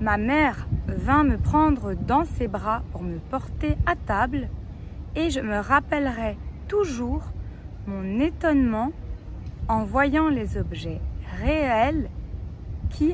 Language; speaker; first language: French; native; French